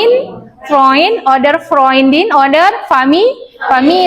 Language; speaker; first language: German; non-native, learner; Indonesian